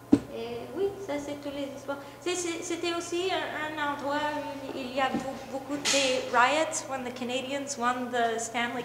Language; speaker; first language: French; non-native, local second language; English